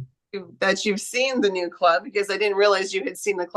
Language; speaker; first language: English; native; English